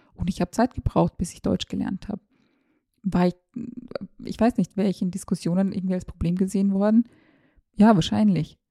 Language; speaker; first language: German; early bilingual, other home language; Serbian